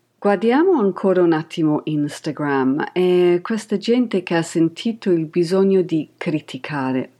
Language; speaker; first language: Italian; non-native, fluent; English